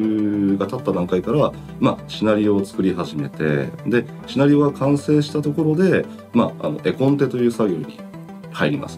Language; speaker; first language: Japanese; native; Japanese